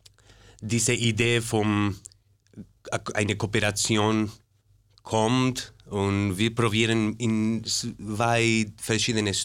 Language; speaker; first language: German; non-native, learner; Spanish